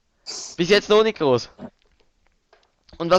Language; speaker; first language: German; native; German